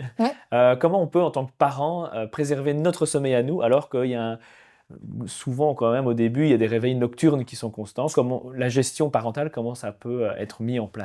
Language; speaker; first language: French; native; French